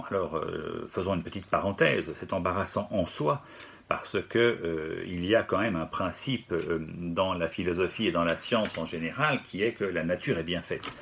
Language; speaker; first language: French; native; French